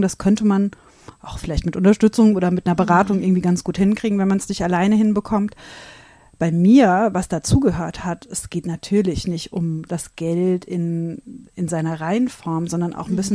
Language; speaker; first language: German; native; German